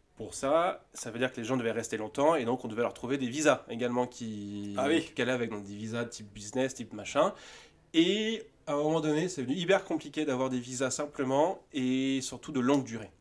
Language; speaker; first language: French; native; French